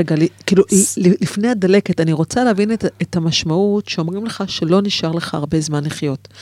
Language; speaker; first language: Hebrew; native; Hebrew